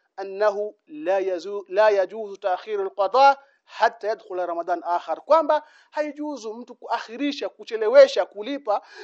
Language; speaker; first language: Swahili; native; Swahili